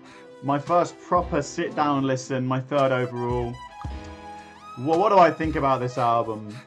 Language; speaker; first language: English; native; English